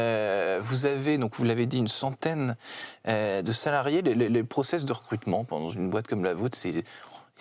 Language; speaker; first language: French; native; French